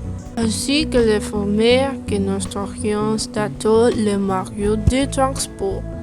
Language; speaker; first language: French; non-native, learner; Spanish